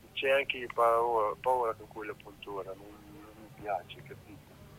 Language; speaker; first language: Italian; non-native, learner; Arabic